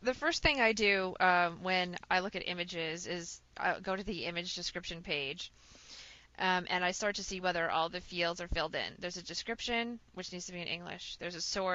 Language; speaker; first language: English; native; English